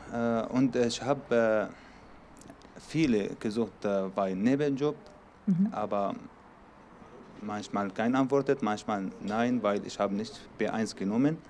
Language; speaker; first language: German; non-native, learner; Arabic